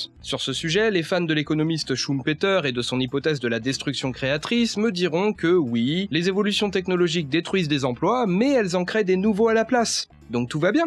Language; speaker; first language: French; native; French